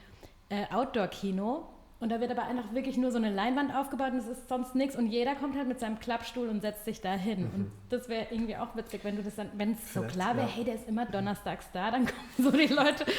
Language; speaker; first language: German; native; German